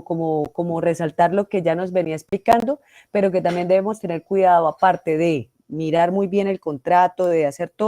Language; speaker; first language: Spanish; native; Spanish